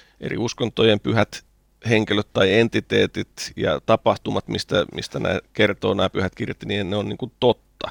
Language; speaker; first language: Finnish; native; Finnish